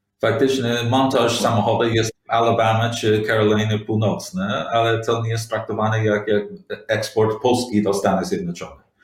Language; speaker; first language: Polish; non-native, learner; English